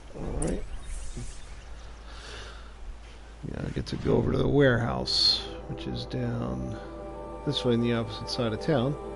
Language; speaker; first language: English; native; English